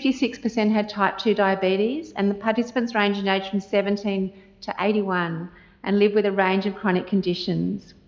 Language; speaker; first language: English; native; English